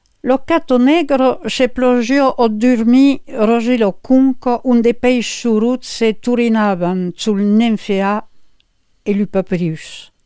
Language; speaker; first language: Occitan; native; Occitan